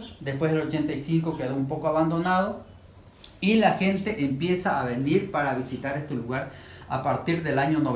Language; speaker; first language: Spanish; native; Spanish